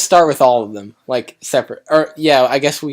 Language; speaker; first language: English; native; English